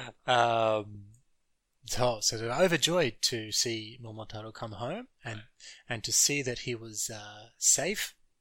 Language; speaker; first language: English; non-native, learner; Japanese